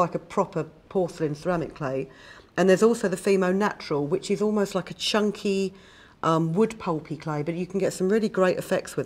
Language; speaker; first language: English; native; English